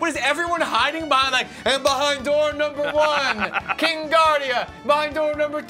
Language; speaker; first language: English; native; English